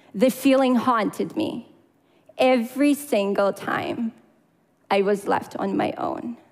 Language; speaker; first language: English; non-native, fluent; Russian